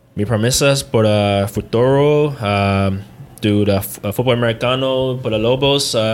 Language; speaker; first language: Spanish; non-native, learner; English